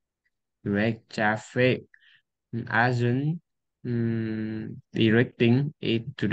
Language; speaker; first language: English; non-native, learner; Vietnamese